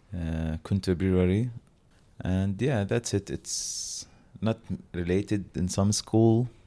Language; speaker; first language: English; non-native, learner; Arabic